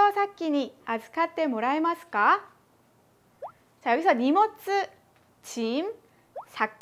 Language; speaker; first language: Korean; native; Korean